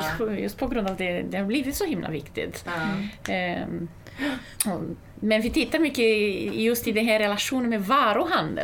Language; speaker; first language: Swedish; non-native, fluent; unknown